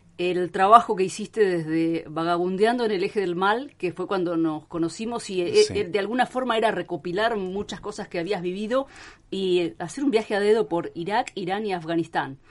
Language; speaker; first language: Spanish; native; Spanish